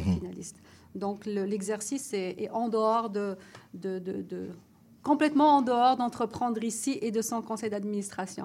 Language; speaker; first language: French; non-native, local second language; Arabic